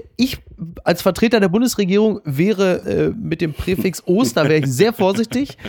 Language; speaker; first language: German; native; German